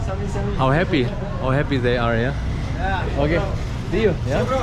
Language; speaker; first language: English; non-native, fluent; German